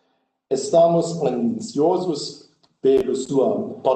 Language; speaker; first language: Portuguese; non-native, learner; German